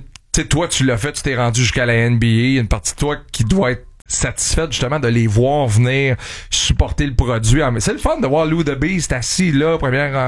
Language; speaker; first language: French; native; French